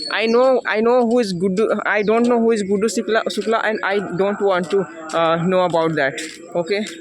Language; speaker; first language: English; non-native, learner; Hindi